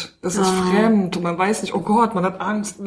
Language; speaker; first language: German; native; German